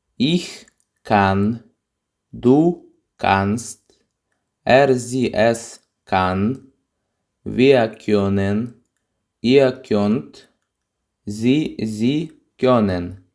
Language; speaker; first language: German; non-native, fluent; Ukrainian